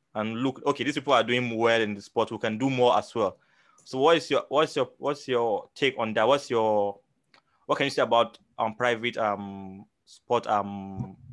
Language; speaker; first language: English; non-native, local second language; Hausa